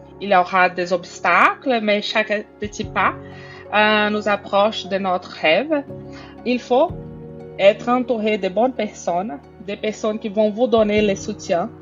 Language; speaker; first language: French; non-native, fluent; Portuguese